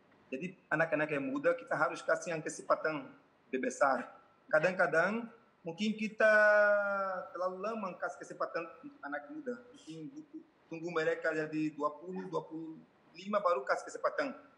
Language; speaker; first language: Indonesian; non-native, fluent; Portuguese